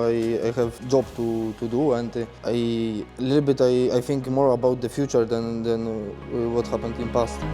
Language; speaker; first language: English; non-native, fluent; Polish